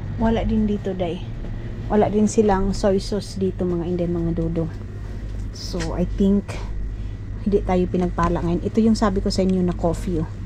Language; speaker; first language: Filipino; non-native, local second language; Cebuano